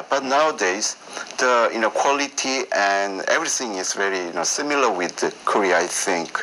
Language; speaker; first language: English; non-native, learner; Korean